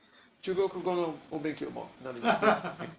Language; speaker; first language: Japanese; non-native, learner; English